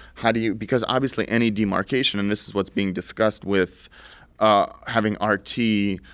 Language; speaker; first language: English; early bilingual, other home language; Russian